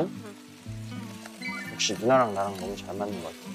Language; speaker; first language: Korean; native; Korean